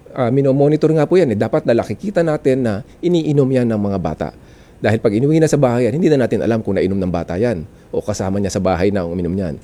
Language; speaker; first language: Filipino; non-native, local second language; Iloko